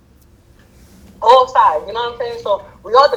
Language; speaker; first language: English; early bilingual, other home language; Spanish